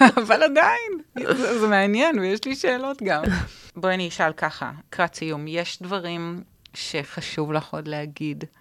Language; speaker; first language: Hebrew; native; Hebrew